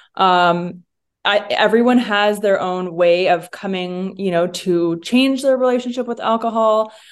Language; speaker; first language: English; native; English